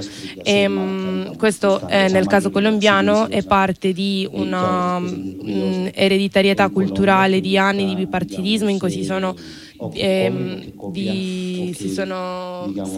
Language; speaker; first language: Italian; non-native, fluent; Spanish